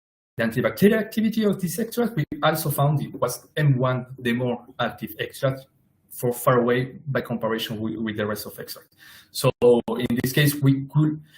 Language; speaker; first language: English; non-native, fluent; Spanish